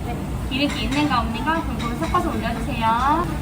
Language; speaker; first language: Korean; native; Korean